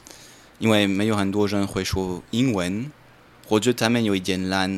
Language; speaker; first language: Chinese; non-native, learner; French